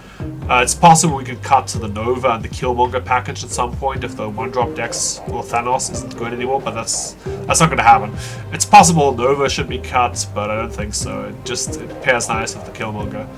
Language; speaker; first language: English; native; English